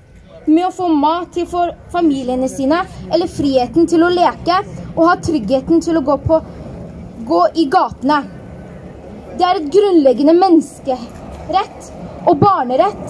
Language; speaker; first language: Norwegian; early bilingual, other home language; Persian